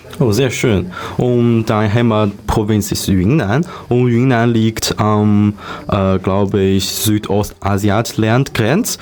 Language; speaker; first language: German; non-native, learner; Chinese